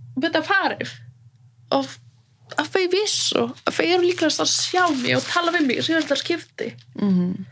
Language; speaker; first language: Icelandic; non-native, fluent; Polish